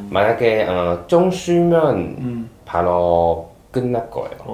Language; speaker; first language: Korean; non-native, learner; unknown